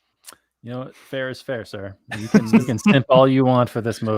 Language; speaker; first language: English; native; English